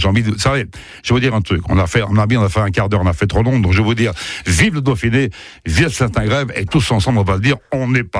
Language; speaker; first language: French; native; French